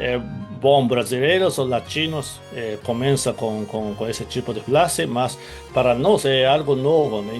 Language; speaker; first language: Portuguese; non-native, fluent; Japanese